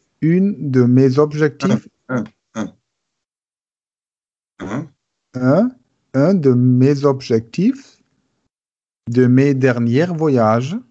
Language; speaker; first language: French; non-native, learner; German